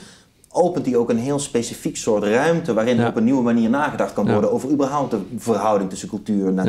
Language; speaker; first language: Dutch; native; Dutch